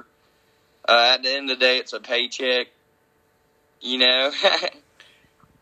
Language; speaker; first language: English; native; English